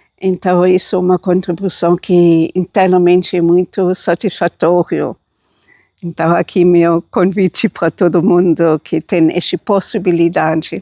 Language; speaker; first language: Portuguese; non-native, fluent; German